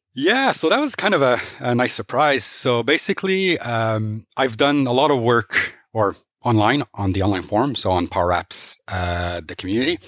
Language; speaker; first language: English; non-native, fluent; French